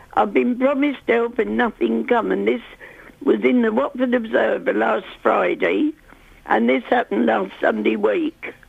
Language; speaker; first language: English; native; English